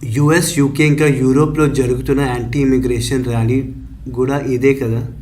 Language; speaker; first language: Telugu; early bilingual, heritage; Telugu